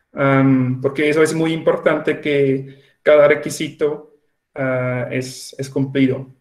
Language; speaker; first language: Spanish; non-native, fluent; Swiss German